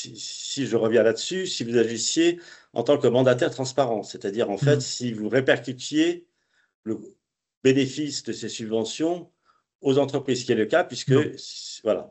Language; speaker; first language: French; native; French